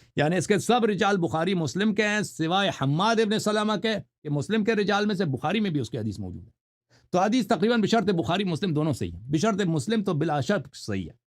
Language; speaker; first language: Urdu; non-native, fluent; Persian